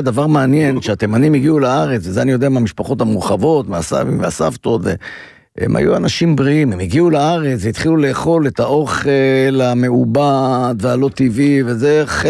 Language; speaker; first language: Hebrew; native; Hebrew